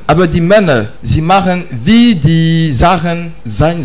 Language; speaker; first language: German; non-native, learner; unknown